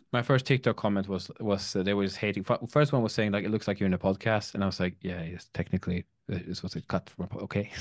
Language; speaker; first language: English; non-native, fluent; Swedish